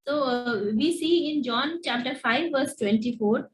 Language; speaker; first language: English; non-native, local second language; Hindi